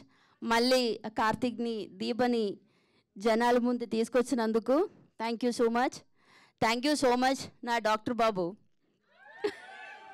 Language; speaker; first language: Telugu; non-native, fluent; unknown